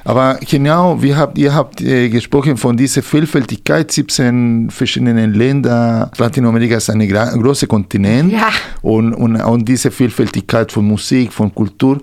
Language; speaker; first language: German; non-native, fluent; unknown